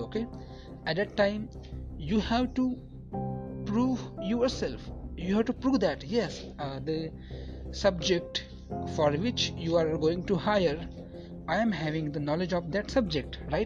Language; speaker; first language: English; non-native, local second language; Marathi